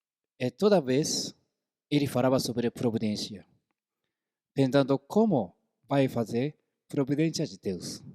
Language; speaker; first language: Portuguese; non-native, fluent; Korean